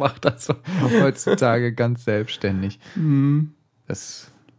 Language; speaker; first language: German; native; German